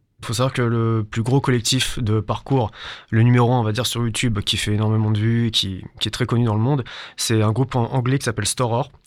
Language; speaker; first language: French; native; French